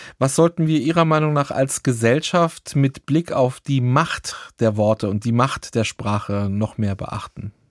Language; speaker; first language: German; native; German